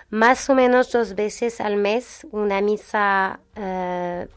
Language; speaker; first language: Spanish; non-native, fluent; French